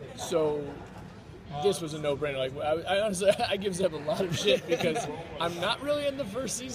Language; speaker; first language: English; native; English